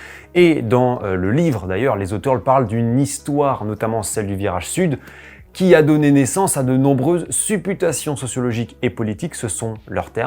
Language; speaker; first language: French; native; French